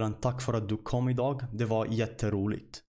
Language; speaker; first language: Swedish; non-native, fluent; Arabic